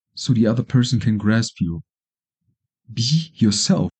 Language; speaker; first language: English; non-native, fluent; German